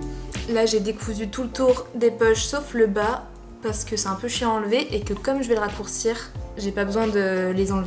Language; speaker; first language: French; native; French